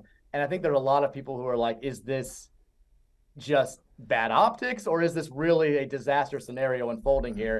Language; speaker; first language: English; native; English